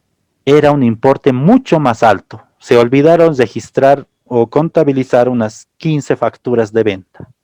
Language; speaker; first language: Spanish; native; Spanish